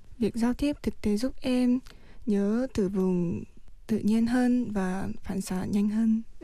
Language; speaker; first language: Vietnamese; early bilingual, heritage; Vietnamese